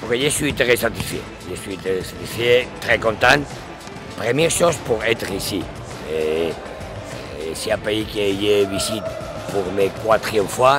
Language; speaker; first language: French; non-native, learner; Spanish